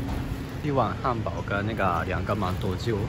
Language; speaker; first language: Chinese; non-native, fluent; Japanese